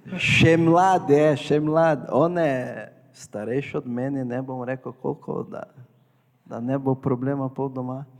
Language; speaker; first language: Slovenian; non-native, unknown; Portuguese